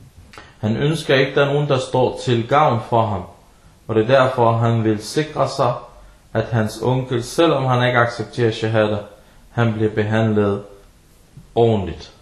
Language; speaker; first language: Danish; early bilingual, other home language; Arabic